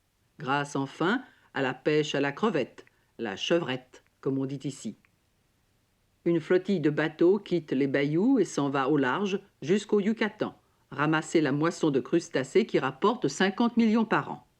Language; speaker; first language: French; native; French